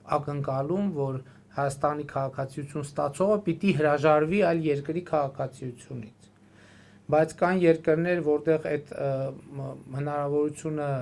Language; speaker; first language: Armenian; native; Armenian